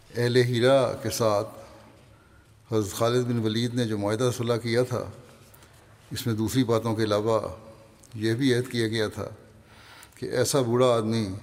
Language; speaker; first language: Urdu; native; Urdu